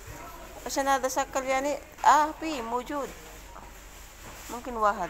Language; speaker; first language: Arabic; non-native, learner; Filipino